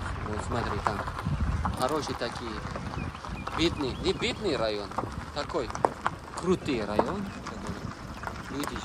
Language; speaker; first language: Russian; non-native, learner; Uzbek